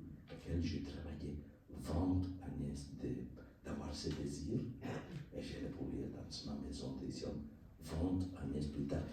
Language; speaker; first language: French; non-native, learner; Spanish